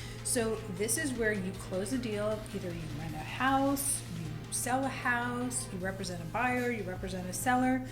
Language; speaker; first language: English; native; English